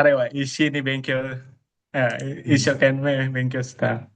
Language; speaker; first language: Japanese; non-native, learner; Indonesian